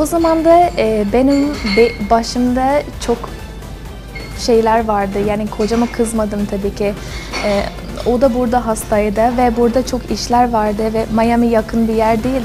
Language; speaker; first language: Turkish; non-native, fluent; English